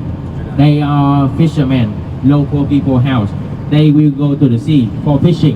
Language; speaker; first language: English; non-native, learner; Vietnamese